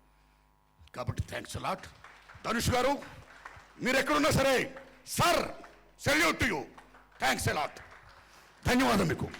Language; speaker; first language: Telugu; native; Telugu